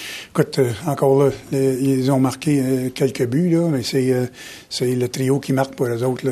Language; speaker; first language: French; native; French